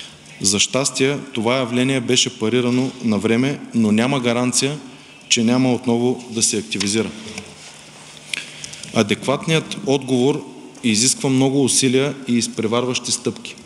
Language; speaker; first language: Bulgarian; native; Bulgarian